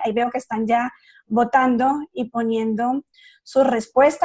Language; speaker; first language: Spanish; native; Spanish